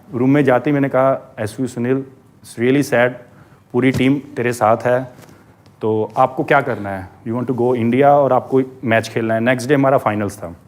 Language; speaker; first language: Hindi; non-native, local second language; Punjabi